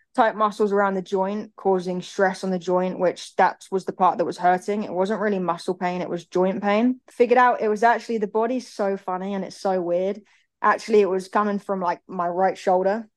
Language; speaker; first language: English; native; English